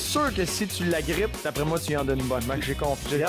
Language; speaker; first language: French; native; French